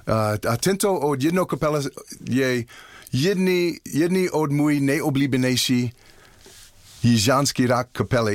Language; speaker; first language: Czech; non-native, learner; English